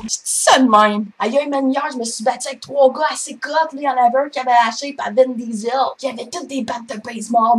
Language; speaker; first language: French; native; French